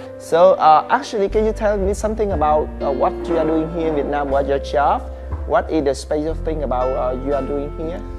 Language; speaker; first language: English; non-native, fluent; Vietnamese